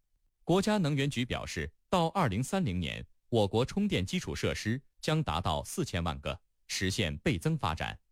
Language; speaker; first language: Chinese; native; Chinese